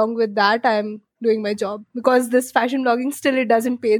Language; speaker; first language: English; non-native, local second language; Bangla